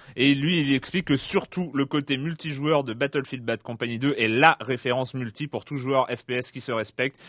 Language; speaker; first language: French; native; French